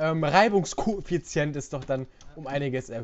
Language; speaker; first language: German; native; German